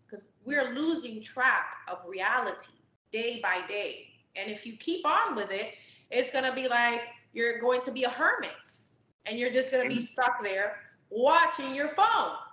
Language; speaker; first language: English; native; English